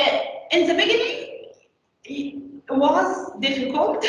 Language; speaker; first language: English; non-native, learner; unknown